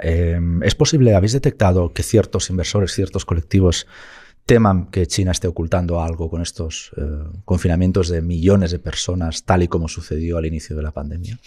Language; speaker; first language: Spanish; native; Spanish